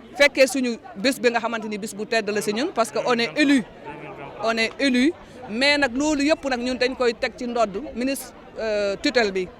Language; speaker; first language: Wolof; non-native, local second language; Fula